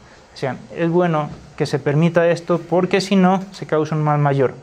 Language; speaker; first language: Spanish; native; Spanish